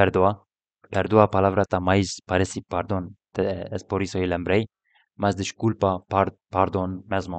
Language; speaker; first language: Portuguese; non-native, learner; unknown